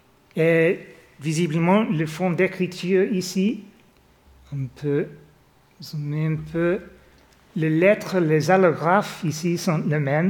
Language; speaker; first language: French; non-native, fluent; English